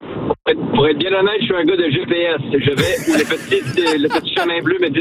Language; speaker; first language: French; native; French